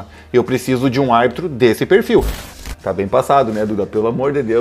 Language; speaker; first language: Portuguese; native; Portuguese